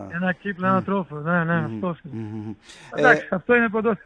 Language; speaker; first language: Greek; non-native, learner; Portuguese